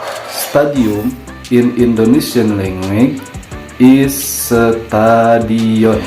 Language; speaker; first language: English; non-native, learner; Indonesian